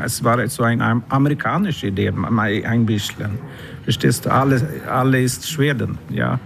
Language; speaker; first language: German; non-native, learner; Swedish